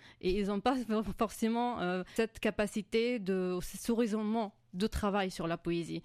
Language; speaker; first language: French; non-native, fluent; Arabic